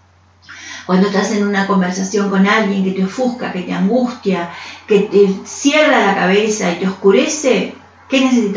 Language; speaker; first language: Spanish; native; Spanish